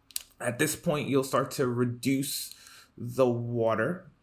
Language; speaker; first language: English; native; English